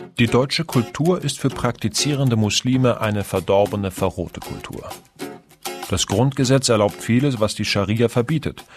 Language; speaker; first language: German; non-native, fluent; Persian